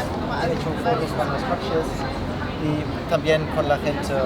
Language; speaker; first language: Spanish; non-native, learner; German